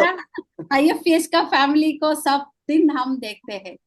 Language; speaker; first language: Hindi; non-native, local second language; Malayalam